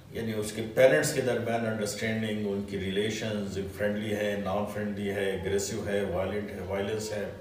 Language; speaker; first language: Urdu; non-native, local second language; Pashto